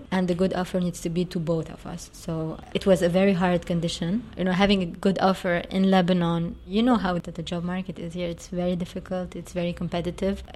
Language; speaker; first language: English; non-native, fluent; Arabic